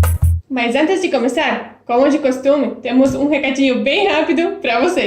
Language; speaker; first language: Portuguese; non-native, fluent; Polish